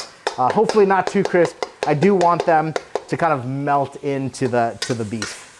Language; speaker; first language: English; native; English